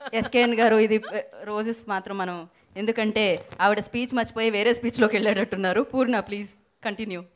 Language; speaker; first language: Telugu; native; Telugu